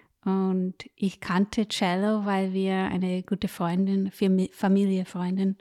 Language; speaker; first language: German; non-native, fluent; English